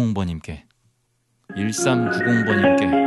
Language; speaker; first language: Korean; native; Korean